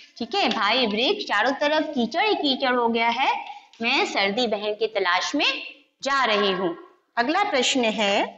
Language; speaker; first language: Hindi; non-native, local second language; Gujarati